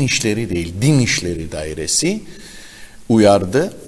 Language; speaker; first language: Turkish; native; Turkish